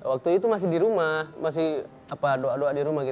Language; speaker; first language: Indonesian; native; Indonesian